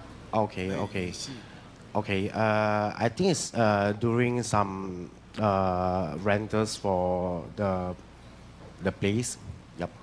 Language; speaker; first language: English; non-native, learner; Chinese